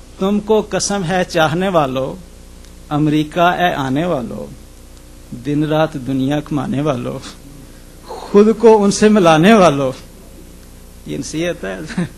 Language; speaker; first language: Urdu; native; Urdu